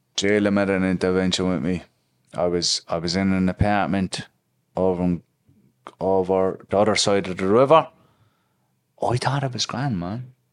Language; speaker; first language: English; native; English